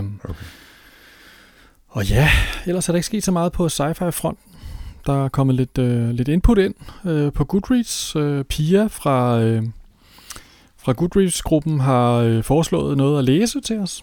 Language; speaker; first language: Danish; native; Danish